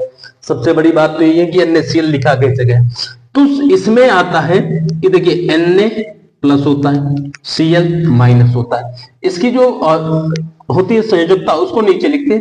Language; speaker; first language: Hindi; native; Hindi